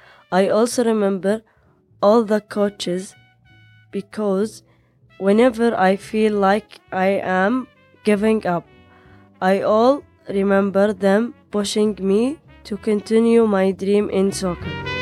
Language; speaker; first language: English; non-native, learner; Arabic